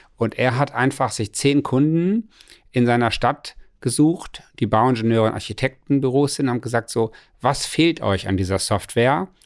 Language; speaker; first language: German; native; German